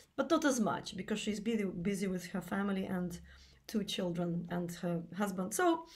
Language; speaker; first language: English; non-native, fluent; Russian